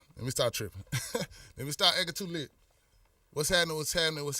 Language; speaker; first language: English; native; English